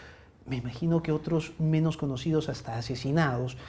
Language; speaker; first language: Spanish; native; Spanish